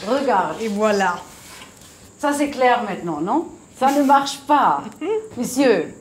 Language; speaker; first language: French; non-native, fluent; German